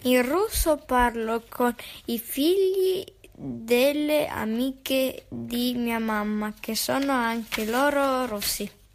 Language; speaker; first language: Italian; early bilingual, other home language; Russian